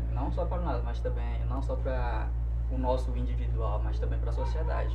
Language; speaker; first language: Portuguese; non-native, local second language; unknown